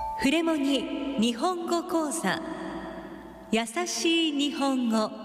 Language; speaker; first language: Japanese; native; Japanese